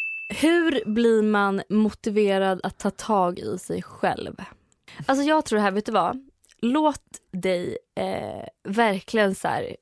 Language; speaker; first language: Swedish; native; Swedish